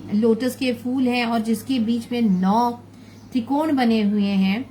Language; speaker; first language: Hindi; non-native, local second language; Bangla